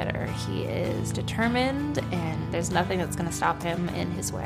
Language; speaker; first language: English; native; English